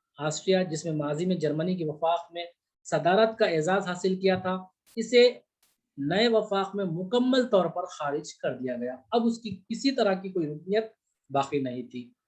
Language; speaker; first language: Urdu; native; Urdu